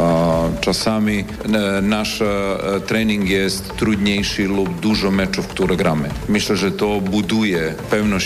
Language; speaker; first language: Polish; non-native, fluent; Serbian